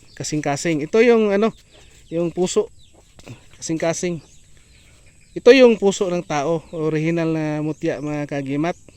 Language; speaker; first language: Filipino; non-native, local second language; Cebuano